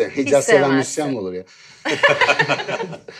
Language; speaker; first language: Turkish; native; Turkish